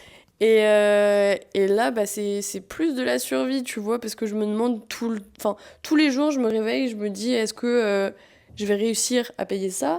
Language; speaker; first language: French; native; French